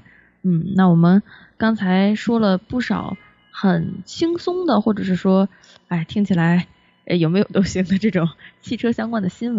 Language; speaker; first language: Chinese; native; Chinese